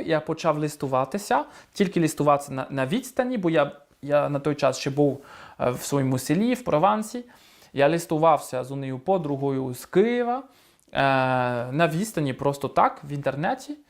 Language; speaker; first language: Ukrainian; non-native, fluent; French